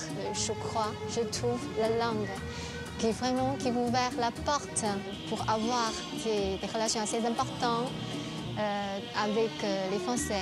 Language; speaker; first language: French; non-native, fluent; Chinese